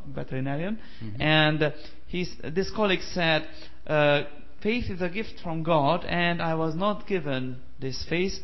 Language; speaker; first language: English; non-native, fluent; Hungarian